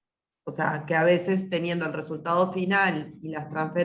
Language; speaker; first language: Spanish; native; Spanish